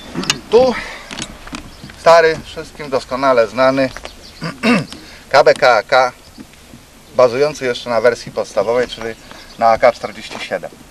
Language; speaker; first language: Polish; native; Polish